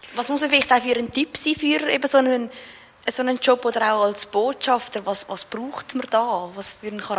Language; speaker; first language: German; native; German